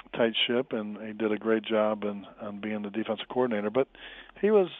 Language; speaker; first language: English; native; English